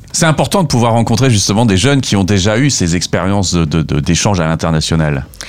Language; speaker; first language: French; native; French